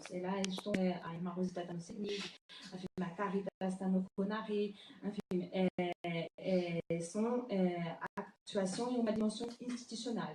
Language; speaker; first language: Portuguese; non-native, fluent; French